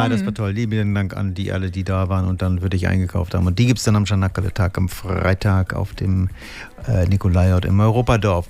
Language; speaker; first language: German; native; German